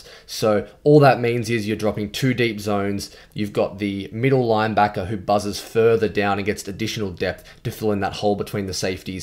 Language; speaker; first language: English; native; English